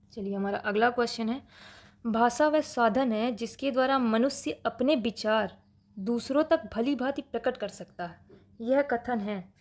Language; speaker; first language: Hindi; native; Hindi